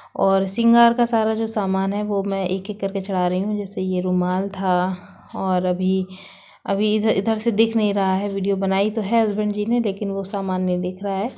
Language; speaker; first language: Hindi; native; Hindi